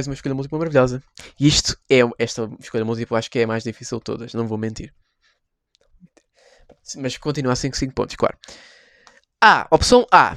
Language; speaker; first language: Portuguese; native; Portuguese